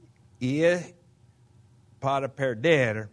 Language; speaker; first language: Portuguese; non-native, fluent; Spanish